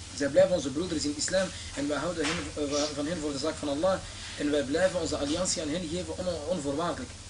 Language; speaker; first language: Dutch; early bilingual, other home language; Arabic